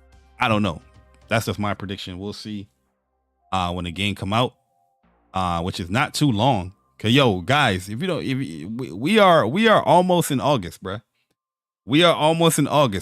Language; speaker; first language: English; native; English